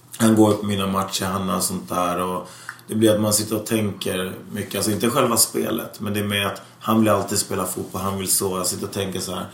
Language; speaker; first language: Swedish; early bilingual, other home language; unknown